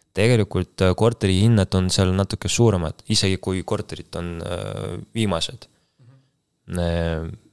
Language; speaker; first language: Estonian; non-native, local second language; Russian